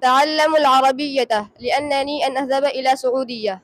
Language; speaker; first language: Arabic; non-native, learner; Urdu